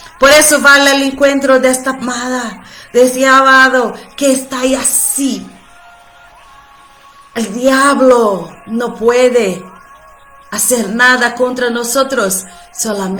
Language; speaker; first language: Spanish; non-native, fluent; Portuguese